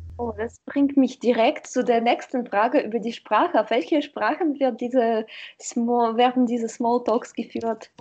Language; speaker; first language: German; non-native, fluent; Russian